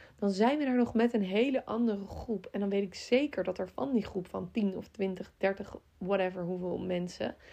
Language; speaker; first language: Dutch; native; Dutch